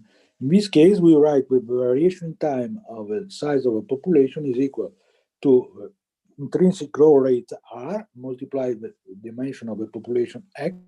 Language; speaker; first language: English; non-native, fluent; Italian